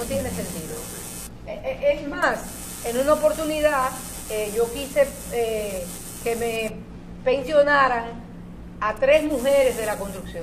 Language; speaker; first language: Spanish; native; Spanish